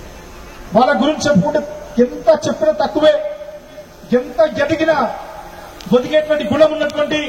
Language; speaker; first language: Telugu; native; Telugu